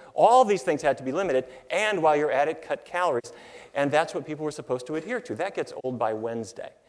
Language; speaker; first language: English; native; English